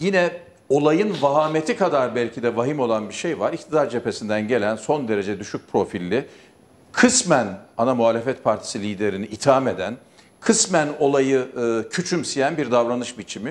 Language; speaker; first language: Turkish; native; Turkish